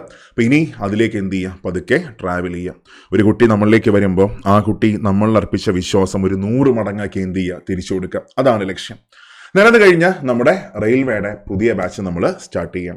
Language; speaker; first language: Malayalam; native; Malayalam